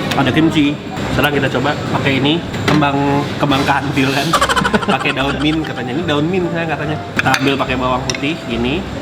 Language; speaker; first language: Indonesian; native; Indonesian